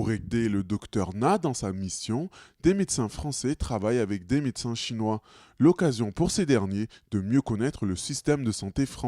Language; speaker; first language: French; native; French